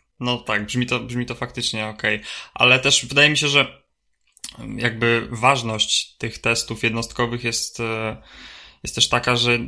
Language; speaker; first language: Polish; native; Polish